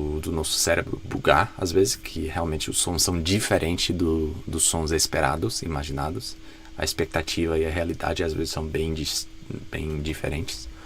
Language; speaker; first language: Portuguese; non-native, fluent; English